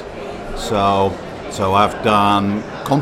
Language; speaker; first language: English; non-native, fluent; Dutch